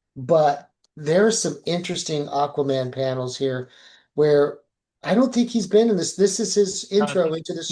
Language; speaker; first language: English; native; English